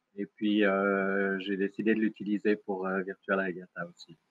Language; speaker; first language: French; native; French